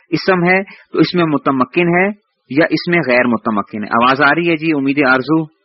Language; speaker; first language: Urdu; native; Urdu